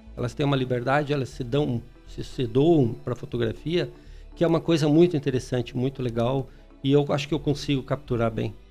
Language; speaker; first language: Portuguese; early bilingual, other home language; Spanish